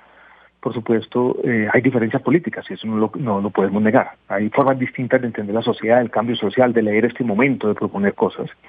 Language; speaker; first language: Spanish; native; Spanish